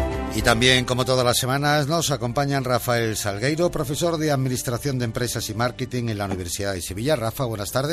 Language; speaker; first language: Spanish; native; Spanish